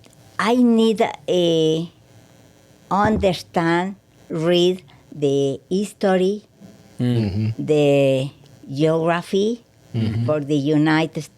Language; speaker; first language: English; non-native, learner; Spanish